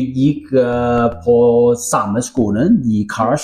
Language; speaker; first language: Norwegian; non-native, learner; Welsh